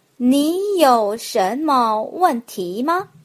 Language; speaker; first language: Chinese; non-native, fluent; Korean